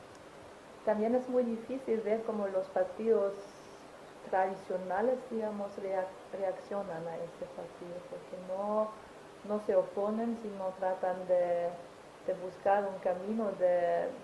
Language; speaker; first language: Spanish; non-native, fluent; German